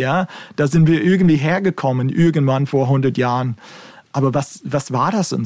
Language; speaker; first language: German; non-native, fluent; English